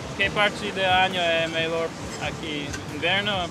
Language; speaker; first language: Portuguese; non-native, learner; English